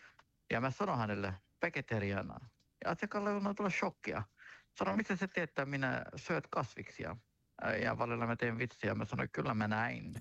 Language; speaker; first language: Finnish; non-native, learner; Turkish